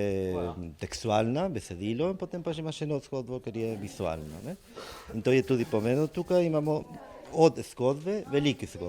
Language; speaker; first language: Slovenian; non-native, learner; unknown